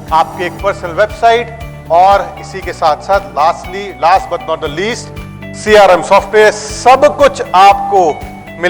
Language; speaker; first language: Hindi; native; Hindi